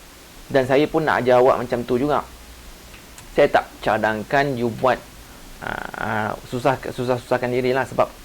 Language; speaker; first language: Malay; native; Malay